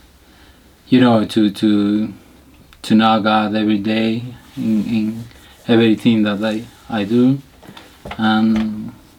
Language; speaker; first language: English; non-native, learner; Spanish